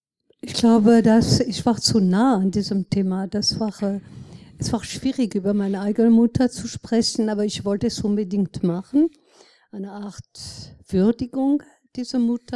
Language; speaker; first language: German; non-native, fluent; French